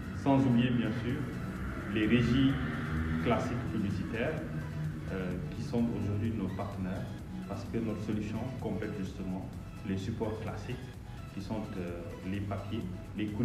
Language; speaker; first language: French; non-native, local second language; Wolof